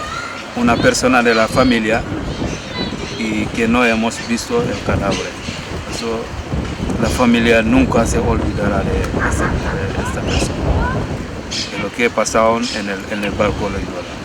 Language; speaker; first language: Spanish; non-native, learner; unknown